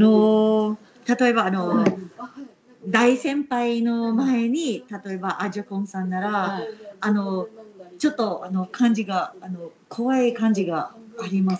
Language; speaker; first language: Japanese; non-native, learner; English